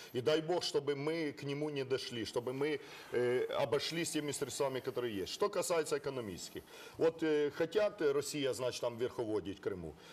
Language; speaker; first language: Russian; non-native, local second language; Ukrainian